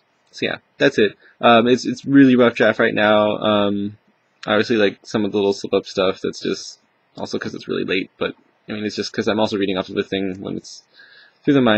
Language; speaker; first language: English; native; English